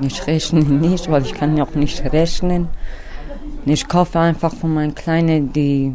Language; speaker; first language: German; non-native, learner; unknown